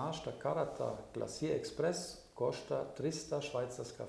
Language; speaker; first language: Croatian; non-native, learner; German